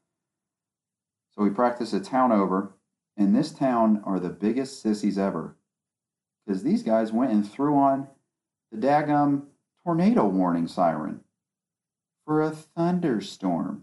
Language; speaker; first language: English; native; English